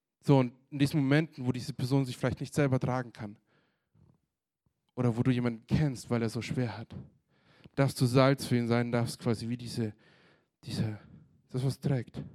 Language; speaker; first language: German; native; German